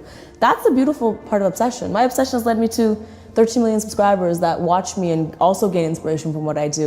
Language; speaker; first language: English; native; English